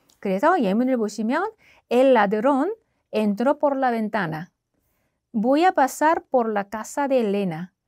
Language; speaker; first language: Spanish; non-native, fluent; Korean